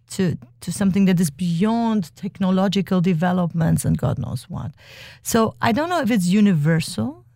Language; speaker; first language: English; early bilingual, other home language; German